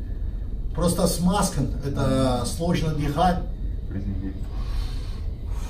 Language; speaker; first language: Russian; non-native, fluent; Portuguese